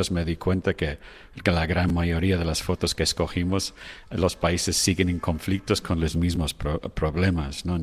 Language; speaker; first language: Spanish; non-native, fluent; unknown